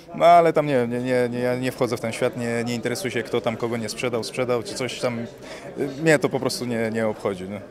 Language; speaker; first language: Polish; early bilingual, other home language; Armenian